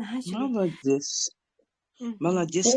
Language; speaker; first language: Russian; non-native, local second language; Yakut